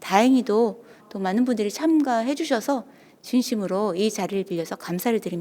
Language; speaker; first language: Korean; native; Korean